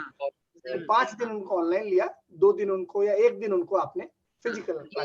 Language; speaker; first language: Hindi; native; Hindi